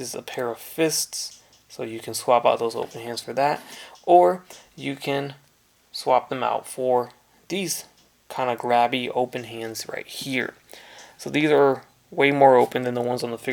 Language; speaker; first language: English; native; English